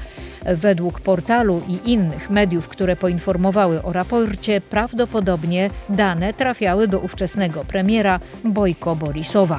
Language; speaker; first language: Polish; native; Polish